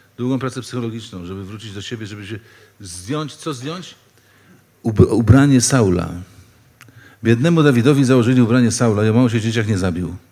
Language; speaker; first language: Polish; native; Polish